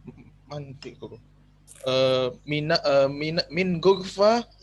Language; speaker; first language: Arabic; non-native, learner; Indonesian